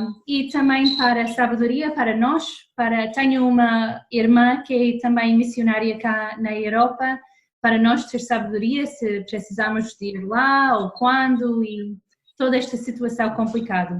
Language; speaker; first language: Portuguese; non-native, fluent; English